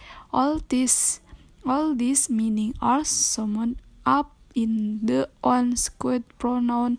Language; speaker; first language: English; non-native, learner; Indonesian